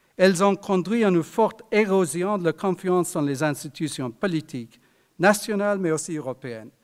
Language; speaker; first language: French; non-native, fluent; English